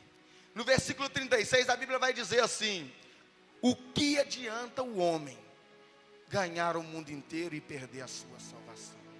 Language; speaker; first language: Portuguese; native; Portuguese